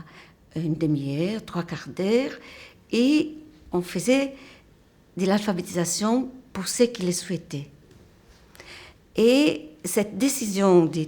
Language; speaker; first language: French; non-native, fluent; Portuguese